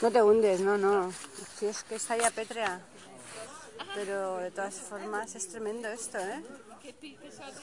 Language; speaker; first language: Spanish; native; Spanish